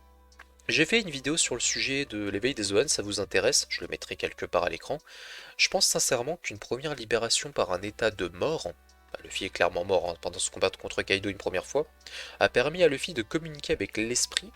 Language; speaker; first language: French; native; French